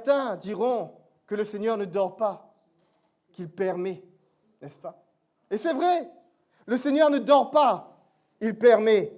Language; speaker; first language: French; native; French